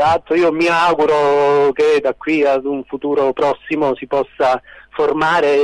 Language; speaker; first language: Italian; native; Italian